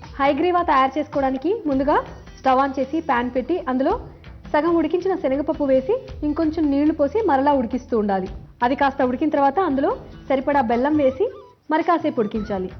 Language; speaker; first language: Telugu; native; Telugu